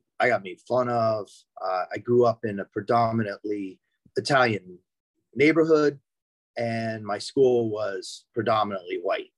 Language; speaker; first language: English; native; English